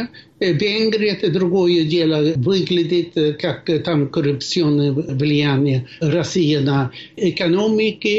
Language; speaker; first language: Russian; non-native, fluent; Swedish